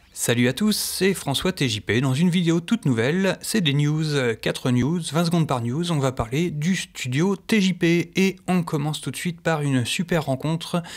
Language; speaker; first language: French; native; French